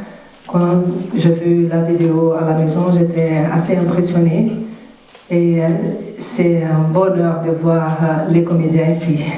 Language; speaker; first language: French; non-native, fluent; Portuguese